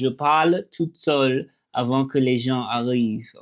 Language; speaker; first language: French; non-native, learner; English